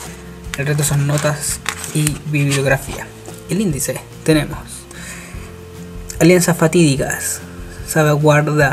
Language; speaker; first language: Spanish; native; Spanish